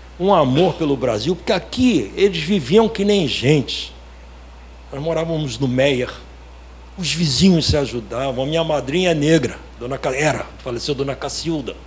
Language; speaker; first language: Portuguese; early bilingual, other home language; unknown